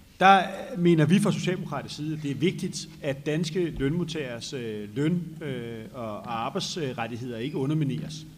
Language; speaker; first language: Danish; native; Danish